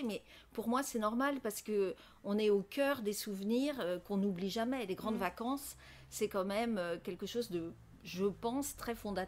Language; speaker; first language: French; native; French